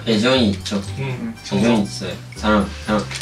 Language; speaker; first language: Korean; non-native, fluent; Japanese